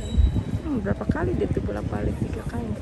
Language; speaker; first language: Indonesian; native; Indonesian